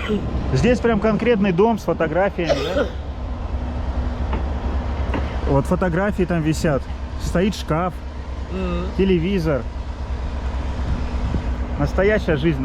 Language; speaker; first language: Russian; native; Russian